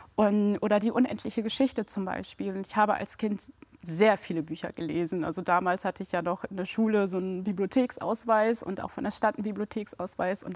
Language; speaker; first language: German; early bilingual, other home language; French